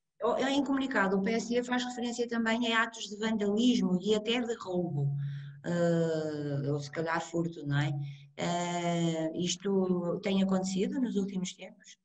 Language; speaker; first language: Portuguese; native; Portuguese